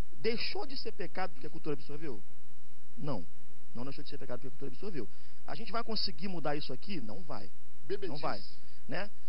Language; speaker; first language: Portuguese; native; Portuguese